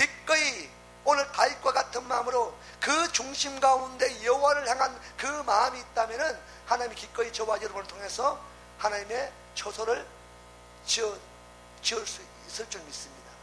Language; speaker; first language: Korean; native; Korean